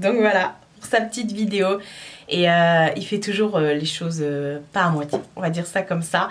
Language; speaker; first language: French; native; French